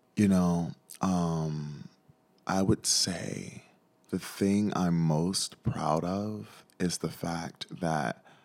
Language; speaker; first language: English; native; English